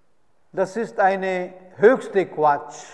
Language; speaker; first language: German; non-native, fluent; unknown